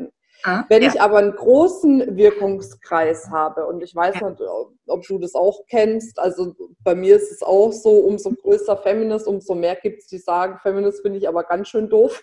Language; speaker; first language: German; native; German